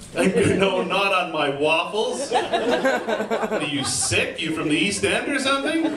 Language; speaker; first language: English; native; English